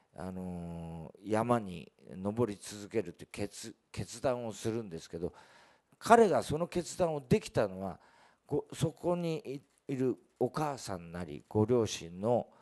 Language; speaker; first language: Japanese; native; Japanese